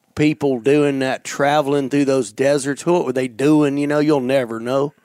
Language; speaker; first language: English; native; English